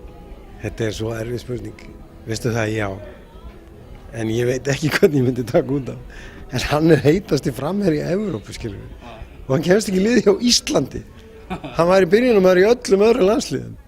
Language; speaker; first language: Icelandic; native; Icelandic